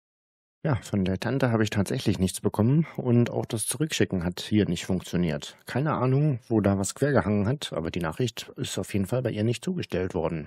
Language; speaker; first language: German; native; German